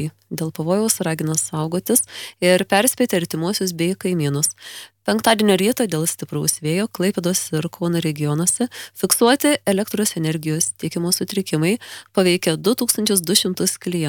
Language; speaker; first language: Lithuanian; native; Lithuanian